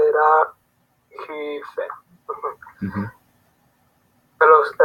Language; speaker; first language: Greek; non-native, fluent; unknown